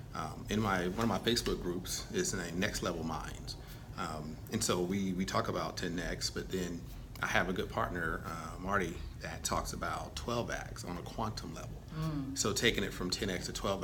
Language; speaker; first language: English; native; English